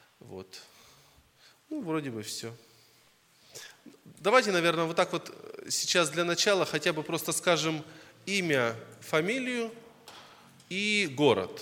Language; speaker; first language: Russian; native; Russian